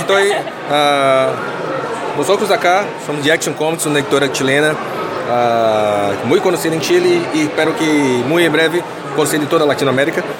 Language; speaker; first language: Spanish; non-native, learner; Portuguese